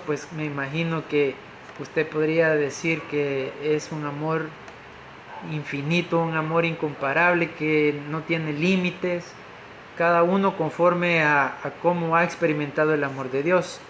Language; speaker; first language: Spanish; native; Spanish